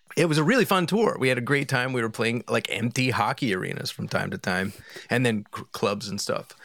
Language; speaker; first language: English; native; English